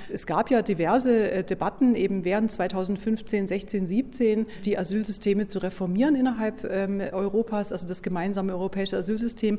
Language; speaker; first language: German; native; German